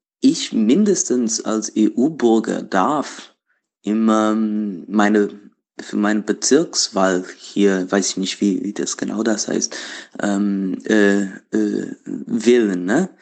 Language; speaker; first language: German; non-native, learner; Portuguese